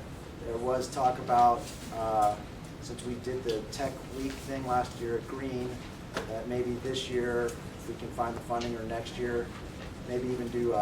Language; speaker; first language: English; native; English